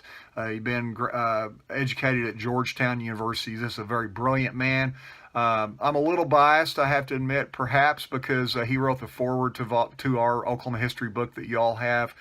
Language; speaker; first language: English; native; English